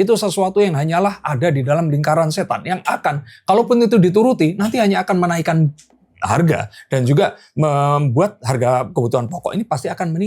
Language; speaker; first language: Indonesian; native; Indonesian